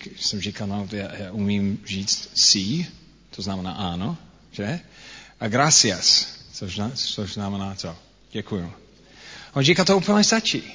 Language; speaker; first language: Czech; non-native, fluent; English